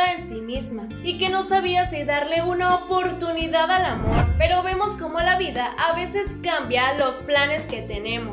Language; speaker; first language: Spanish; native; Spanish